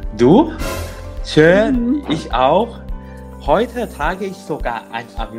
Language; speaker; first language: German; non-native, learner; Thai